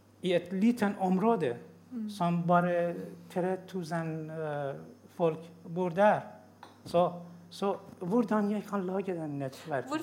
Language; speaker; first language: Norwegian; non-native, learner; Persian